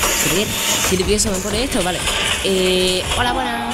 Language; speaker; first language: Spanish; native; Spanish